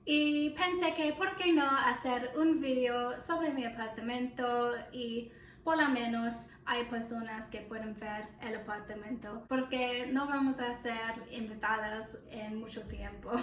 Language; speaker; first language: Spanish; non-native, learner; English